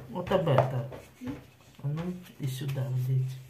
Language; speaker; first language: Russian; native; Russian